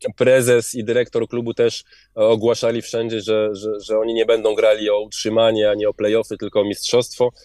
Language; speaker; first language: Polish; early bilingual, heritage; Polish